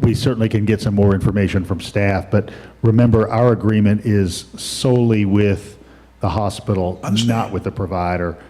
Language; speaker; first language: English; native; English